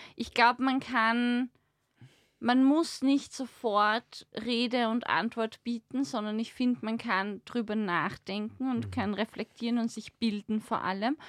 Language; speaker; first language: German; native; German